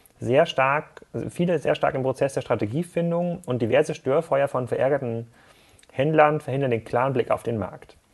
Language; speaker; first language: German; native; German